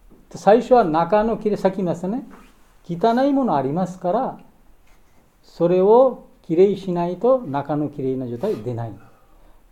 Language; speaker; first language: Japanese; non-native, learner; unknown